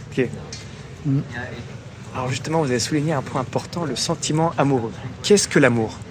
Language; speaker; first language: French; native; French